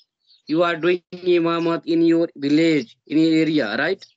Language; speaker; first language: English; non-native, learner; Hindi